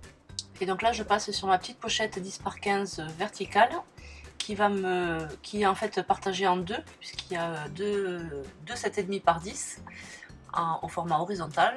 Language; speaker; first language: French; native; French